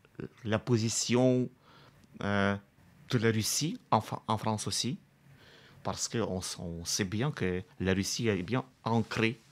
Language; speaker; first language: French; non-native, fluent; Russian